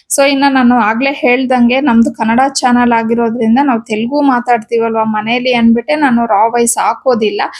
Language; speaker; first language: Kannada; non-native, local second language; Telugu